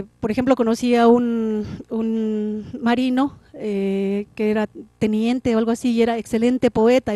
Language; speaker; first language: Spanish; native; Spanish